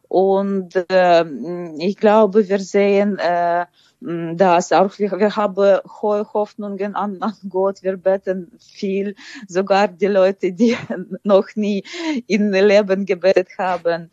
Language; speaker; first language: German; non-native, fluent; Ukrainian